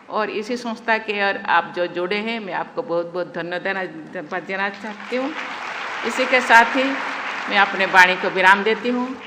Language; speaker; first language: Hindi; non-native, local second language; Santali